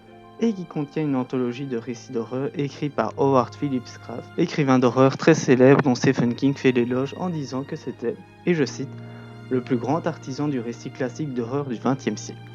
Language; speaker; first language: French; native; French